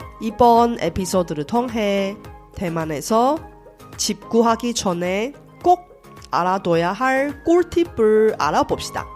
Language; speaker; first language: Korean; non-native, fluent; Chinese